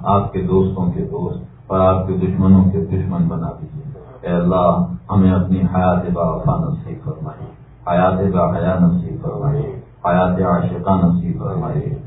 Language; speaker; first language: Urdu; native; Urdu